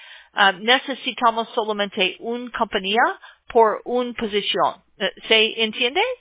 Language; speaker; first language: Spanish; non-native, learner; English